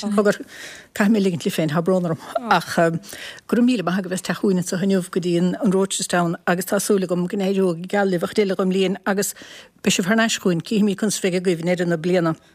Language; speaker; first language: Irish; native; Irish